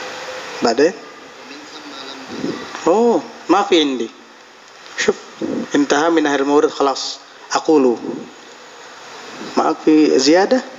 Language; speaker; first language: Arabic; non-native, fluent; Indonesian